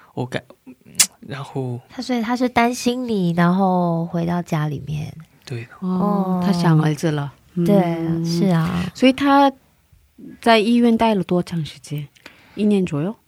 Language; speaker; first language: Chinese; native; Chinese